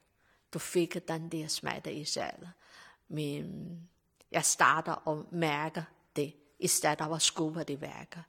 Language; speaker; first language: Danish; non-native, learner; Chinese